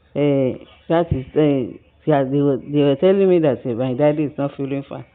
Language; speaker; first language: English; non-native, local second language; Yoruba